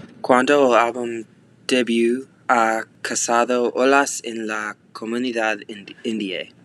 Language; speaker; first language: Spanish; non-native, learner; English